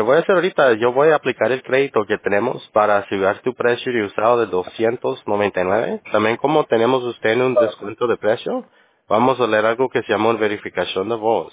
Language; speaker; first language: Spanish; early bilingual, heritage; Spanish